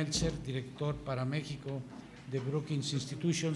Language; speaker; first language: Spanish; native; Spanish